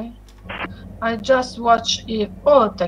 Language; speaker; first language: English; non-native, learner; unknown